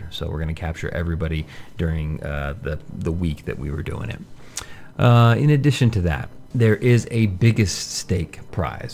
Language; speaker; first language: English; native; English